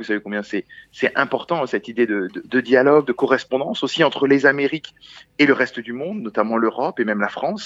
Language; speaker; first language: French; native; French